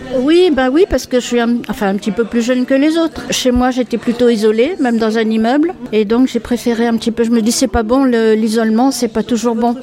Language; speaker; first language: French; native; French